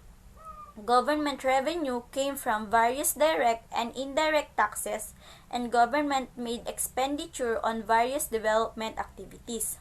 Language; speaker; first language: English; non-native, local second language; Filipino